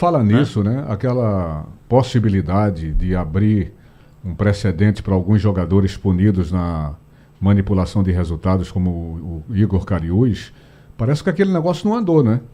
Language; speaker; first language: Portuguese; native; Portuguese